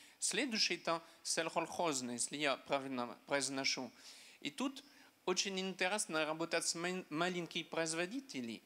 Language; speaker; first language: Russian; non-native, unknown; French